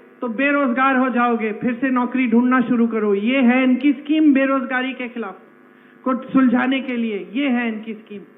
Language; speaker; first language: Hindi; native; Hindi